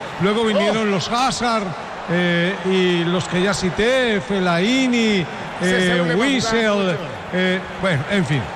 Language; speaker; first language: Spanish; native; Spanish